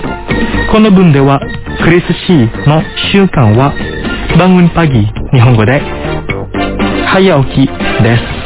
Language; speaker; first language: Japanese; non-native, fluent; Indonesian